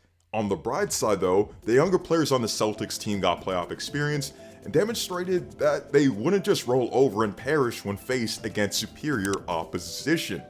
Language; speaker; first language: English; native; English